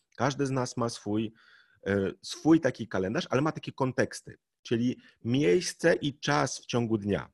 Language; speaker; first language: Polish; native; Polish